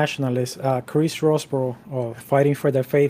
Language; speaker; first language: English; non-native, fluent; Spanish